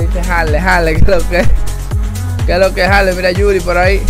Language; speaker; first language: Spanish; native; Spanish